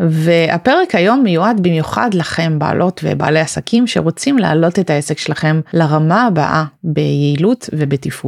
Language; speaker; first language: Hebrew; native; Hebrew